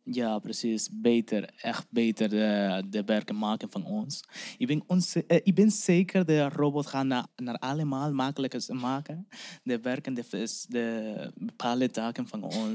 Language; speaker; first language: Dutch; non-native, learner; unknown